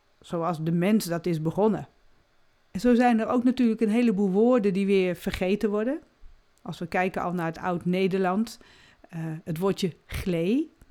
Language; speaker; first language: Dutch; native; Dutch